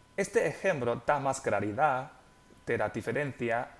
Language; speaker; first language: Spanish; non-native, fluent; Chinese